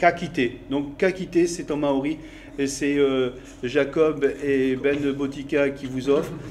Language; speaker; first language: French; native; French